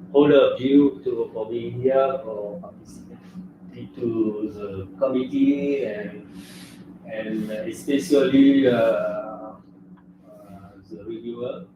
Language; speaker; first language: English; non-native, fluent; French